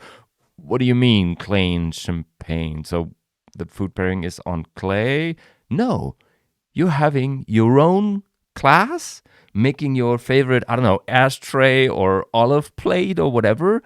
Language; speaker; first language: English; non-native, fluent; German